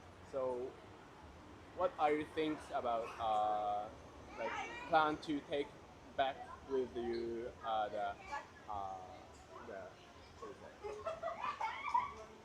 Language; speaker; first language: English; non-native, learner; Japanese